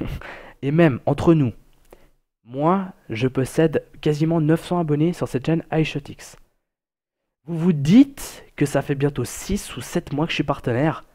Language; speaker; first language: French; native; French